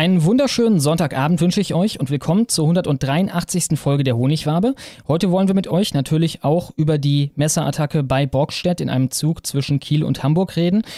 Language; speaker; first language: German; native; German